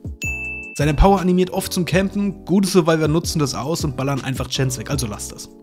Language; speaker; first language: German; native; German